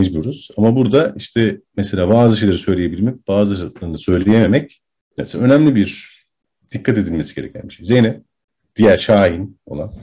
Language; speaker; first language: Turkish; native; Turkish